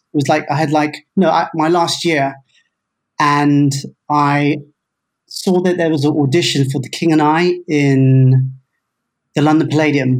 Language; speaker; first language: English; native; English